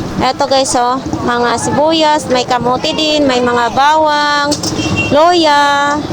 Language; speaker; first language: Filipino; non-native, local second language; Cebuano